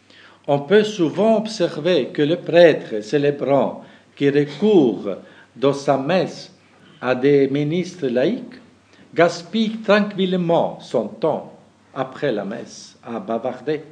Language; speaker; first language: French; non-native, fluent; German